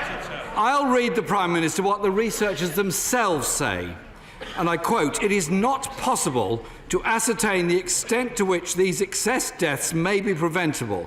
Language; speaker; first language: English; native; English